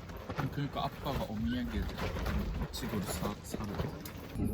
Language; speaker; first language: Korean; non-native, learner; Japanese